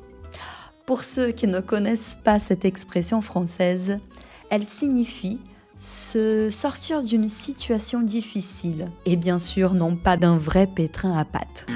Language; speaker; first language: French; non-native, fluent; Portuguese